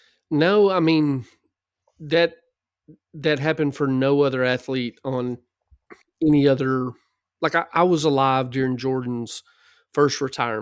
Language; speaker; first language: English; native; English